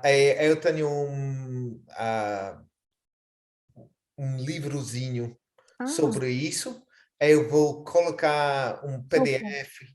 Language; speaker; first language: Portuguese; non-native, fluent; English